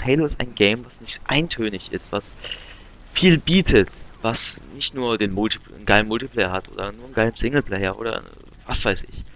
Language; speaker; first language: German; native; German